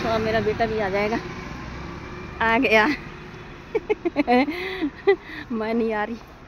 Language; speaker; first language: Hindi; non-native, local second language; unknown